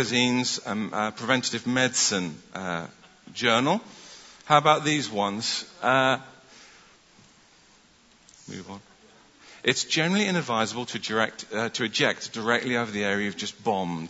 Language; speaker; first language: English; native; English